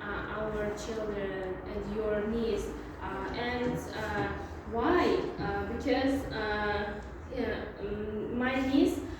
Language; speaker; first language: English; non-native, learner; Uzbek